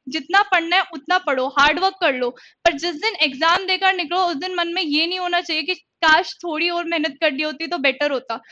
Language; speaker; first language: Hindi; native; Hindi